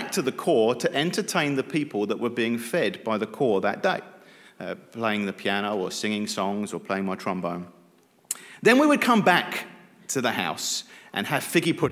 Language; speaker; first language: English; native; English